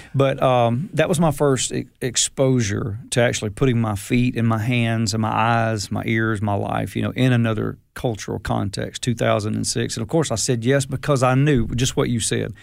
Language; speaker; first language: English; native; English